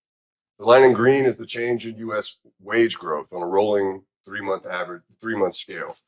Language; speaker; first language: English; native; English